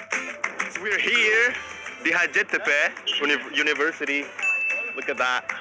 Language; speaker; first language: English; non-native, learner; Indonesian